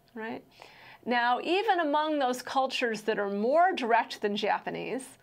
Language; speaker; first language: English; native; English